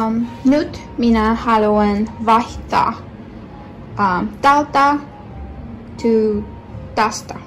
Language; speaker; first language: Finnish; non-native, learner; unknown